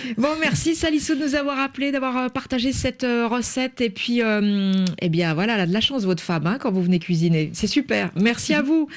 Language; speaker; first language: French; native; French